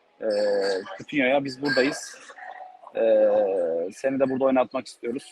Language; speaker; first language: Turkish; native; Turkish